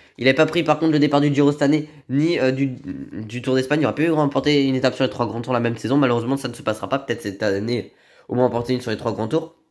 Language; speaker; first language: French; native; French